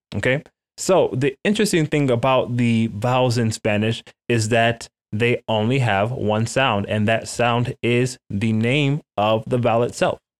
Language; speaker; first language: English; native; English